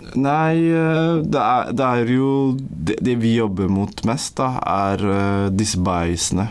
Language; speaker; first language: Norwegian; early bilingual, other home language; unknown